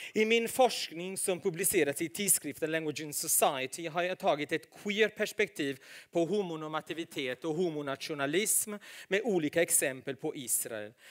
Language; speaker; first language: Swedish; non-native, fluent; Italian